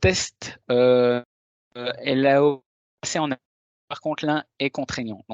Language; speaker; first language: French; native; French